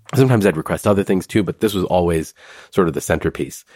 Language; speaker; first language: English; early bilingual, other home language; Hindi